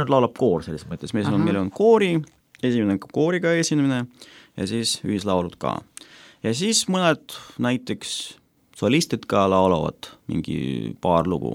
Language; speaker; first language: Estonian; non-native, local second language; Russian